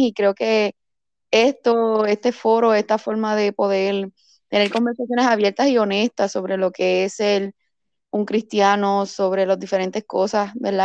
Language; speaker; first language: Spanish; early bilingual, heritage; Spanish